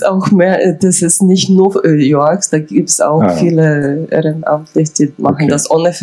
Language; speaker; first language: German; non-native, fluent; Ukrainian